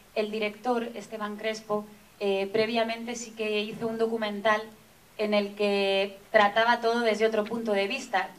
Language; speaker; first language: Spanish; native; Spanish